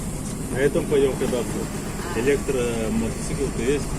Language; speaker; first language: Russian; native; Russian